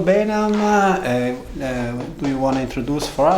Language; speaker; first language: English; non-native, learner; Italian